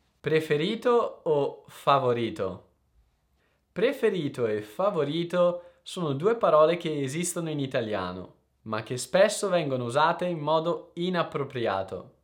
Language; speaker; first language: Italian; native; Italian